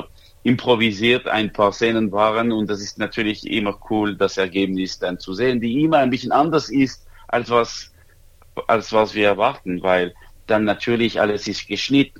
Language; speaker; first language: German; non-native, local second language; French